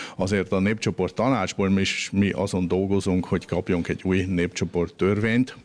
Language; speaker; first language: Hungarian; native; Hungarian